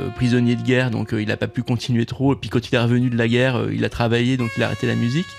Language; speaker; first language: French; native; French